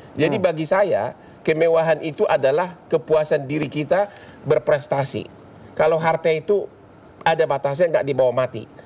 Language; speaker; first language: Indonesian; native; Indonesian